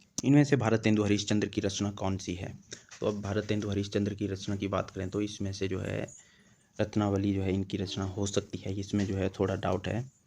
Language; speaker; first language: Hindi; native; Hindi